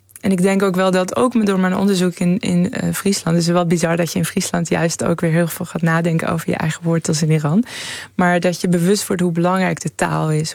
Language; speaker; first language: Dutch; early bilingual, other home language; Persian